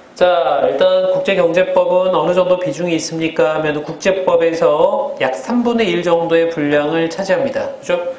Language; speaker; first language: Korean; native; Korean